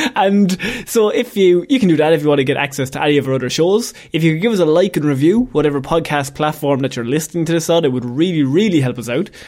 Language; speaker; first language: English; native; English